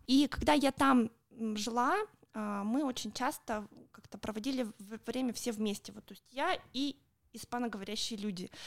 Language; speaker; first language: Russian; native; Russian